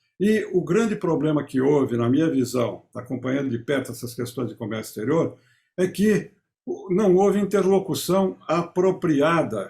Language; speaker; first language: Portuguese; native; Portuguese